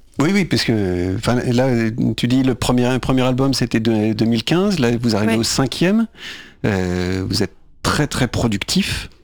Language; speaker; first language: French; native; French